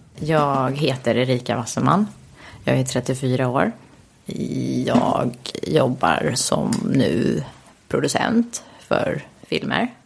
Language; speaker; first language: Swedish; early bilingual, heritage; Swedish